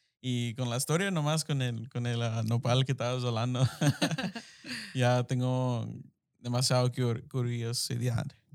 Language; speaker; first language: Spanish; early bilingual, heritage; Spanish